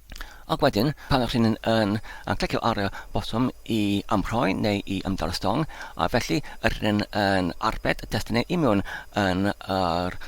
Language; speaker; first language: Welsh; non-native, learner; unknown